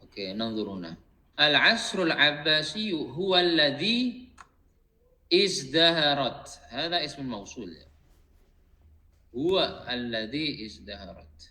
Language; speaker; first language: Arabic; non-native, fluent; Indonesian